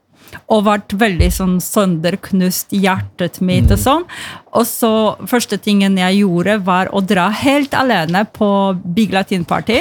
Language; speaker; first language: Norwegian; non-native, fluent; Polish